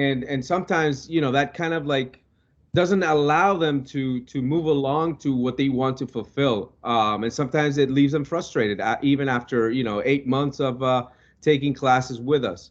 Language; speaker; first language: English; non-native, local second language; Spanish